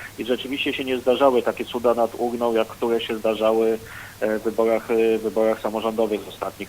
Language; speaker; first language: Polish; native; Polish